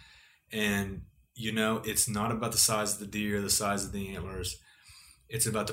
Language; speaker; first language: English; native; English